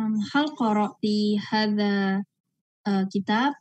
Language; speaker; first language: Arabic; non-native, learner; Indonesian